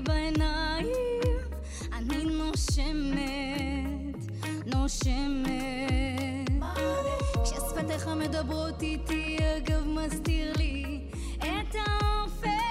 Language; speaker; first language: Hebrew; native; Hebrew